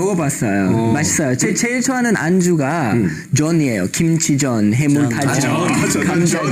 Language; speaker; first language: Korean; non-native, learner; English